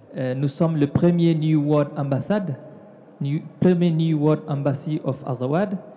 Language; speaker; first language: French; non-native, local second language; Tamasheq